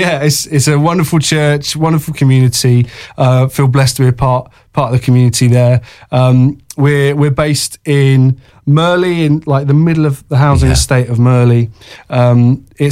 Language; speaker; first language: English; native; English